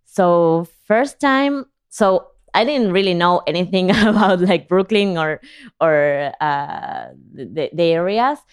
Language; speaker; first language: English; non-native, fluent; Spanish